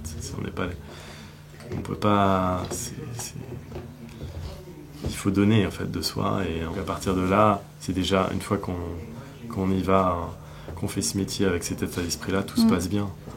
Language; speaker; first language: French; native; French